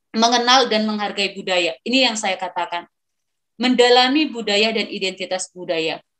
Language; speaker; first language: Indonesian; non-native, local second language; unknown